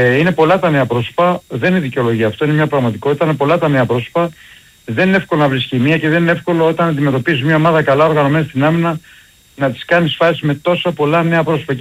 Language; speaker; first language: Greek; native; Greek